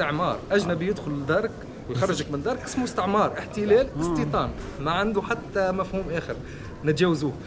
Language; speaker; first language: Arabic; native; Arabic